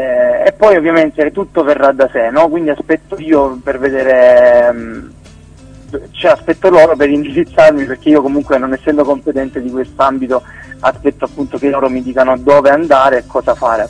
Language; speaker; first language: Italian; native; Italian